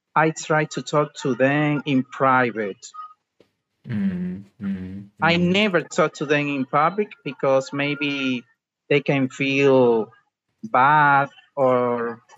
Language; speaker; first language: English; non-native, fluent; Spanish